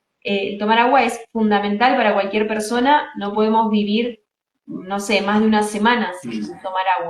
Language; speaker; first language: Spanish; native; Spanish